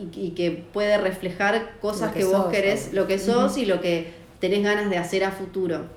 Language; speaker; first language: Spanish; native; Spanish